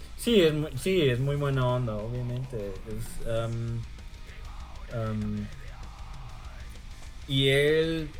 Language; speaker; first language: Spanish; early bilingual, heritage; German